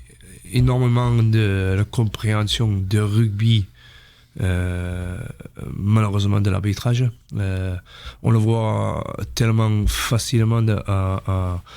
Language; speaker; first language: French; non-native, fluent; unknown